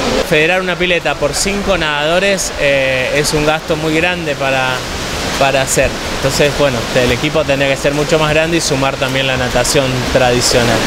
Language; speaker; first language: Spanish; native; Spanish